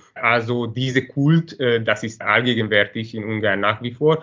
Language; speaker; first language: German; non-native, fluent; Hungarian